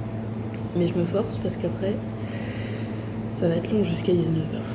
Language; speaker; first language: French; native; French